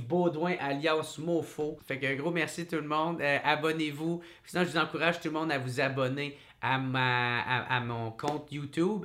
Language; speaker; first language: French; native; French